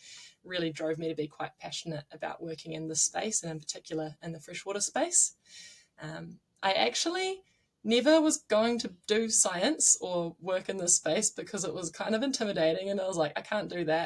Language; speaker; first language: English; native; English